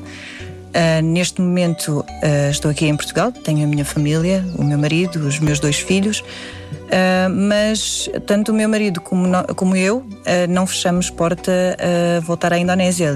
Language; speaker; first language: Portuguese; early bilingual, other home language; Indonesian